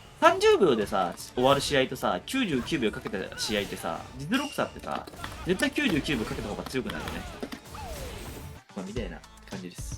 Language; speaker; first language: Japanese; native; Japanese